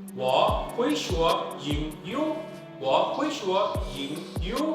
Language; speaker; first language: Chinese; non-native, learner; Urdu